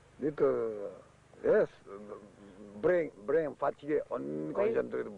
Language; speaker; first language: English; non-native, learner; Japanese